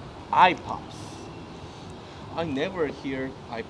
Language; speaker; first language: English; non-native, learner; Korean